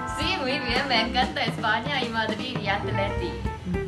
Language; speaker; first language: Spanish; non-native, learner; Korean